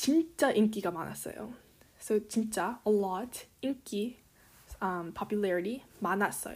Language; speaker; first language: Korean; early bilingual, heritage; Korean